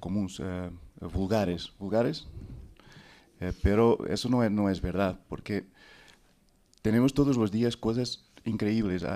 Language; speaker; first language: Spanish; non-native, fluent; Portuguese